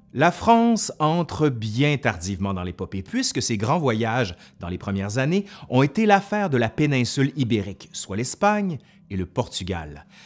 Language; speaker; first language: French; native; French